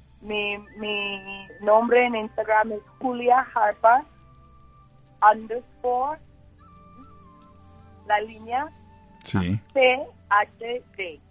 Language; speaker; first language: Spanish; non-native, learner; English